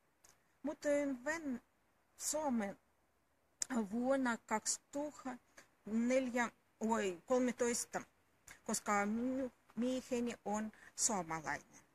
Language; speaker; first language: Finnish; non-native, learner; Russian